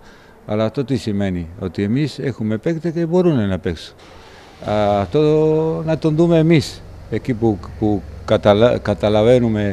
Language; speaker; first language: Greek; non-native, learner; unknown